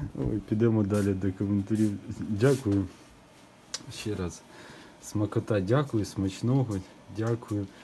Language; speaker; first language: Ukrainian; non-native, local second language; Russian